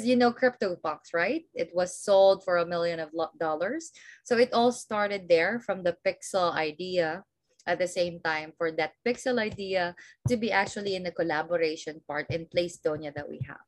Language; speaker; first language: English; non-native, local second language; Filipino